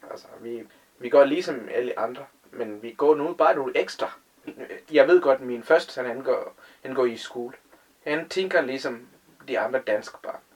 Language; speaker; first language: Danish; non-native, fluent; Tamil